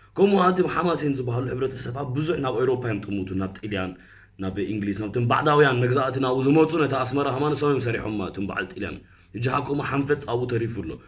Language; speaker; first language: Tigrinya; early bilingual, heritage; Tigrinya